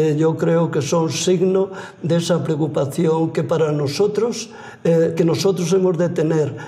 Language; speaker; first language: Spanish; native; Spanish